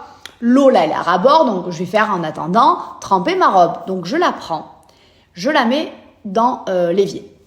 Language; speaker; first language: French; native; French